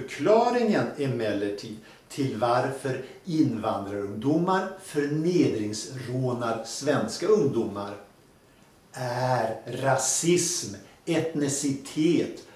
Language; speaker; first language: Swedish; native; Swedish